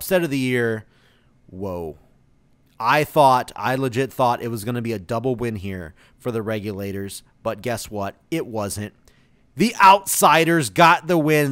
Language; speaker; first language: English; native; English